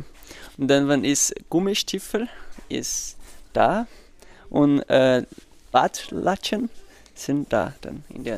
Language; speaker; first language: German; non-native, learner; Portuguese